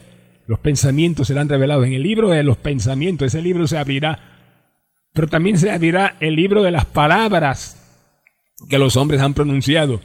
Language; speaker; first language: Spanish; native; Spanish